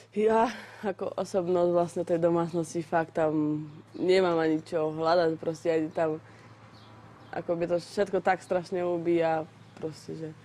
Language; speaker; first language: Slovak; native; Slovak